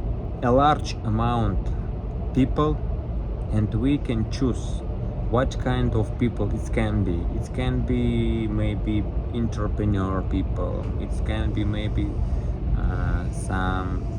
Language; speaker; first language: English; non-native, learner; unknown